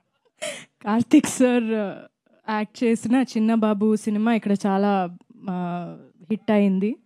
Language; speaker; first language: Telugu; non-native, fluent; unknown